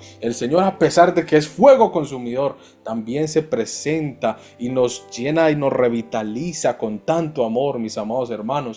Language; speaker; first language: Spanish; native; Spanish